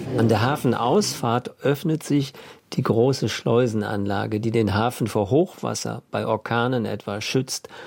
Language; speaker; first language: German; native; German